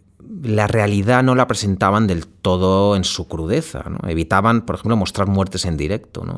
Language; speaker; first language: Spanish; native; Spanish